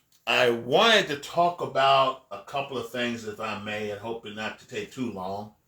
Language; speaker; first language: English; native; English